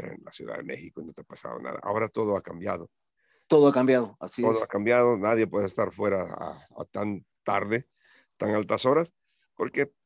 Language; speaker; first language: Spanish; native; Spanish